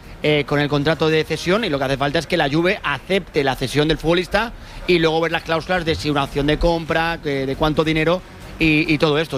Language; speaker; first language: Spanish; native; Spanish